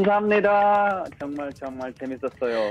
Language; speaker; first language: Korean; early bilingual, heritage; English